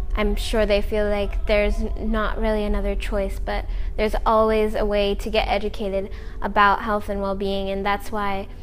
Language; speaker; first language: English; native; English